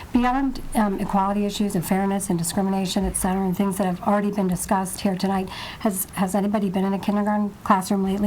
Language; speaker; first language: English; native; English